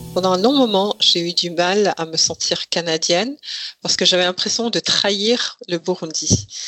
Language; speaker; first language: French; non-native, local second language; Rundi